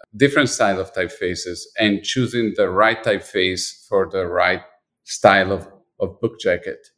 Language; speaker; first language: English; non-native, fluent; Italian